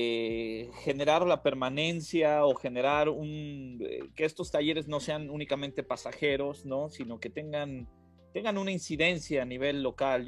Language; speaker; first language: Spanish; native; Spanish